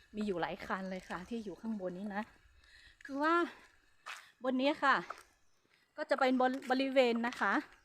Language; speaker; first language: Thai; non-native, local second language; Hmong